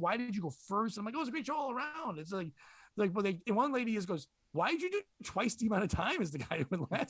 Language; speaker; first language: English; native; English